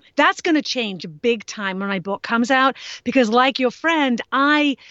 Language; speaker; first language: English; native; English